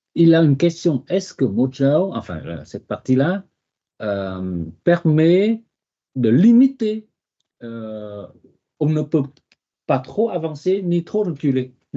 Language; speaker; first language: French; non-native, fluent; Vietnamese